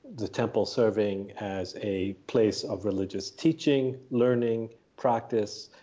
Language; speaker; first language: English; early bilingual, other home language; Japanese